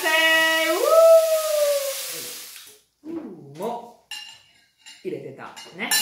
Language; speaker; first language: Japanese; non-native, learner; Italian